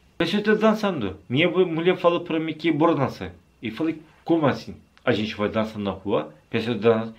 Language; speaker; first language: Portuguese; non-native, learner; Turkish